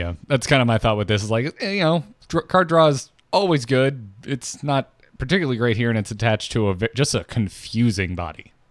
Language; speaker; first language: English; native; English